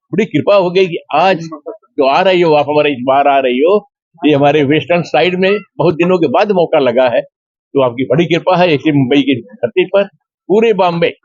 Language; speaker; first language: Hindi; native; Hindi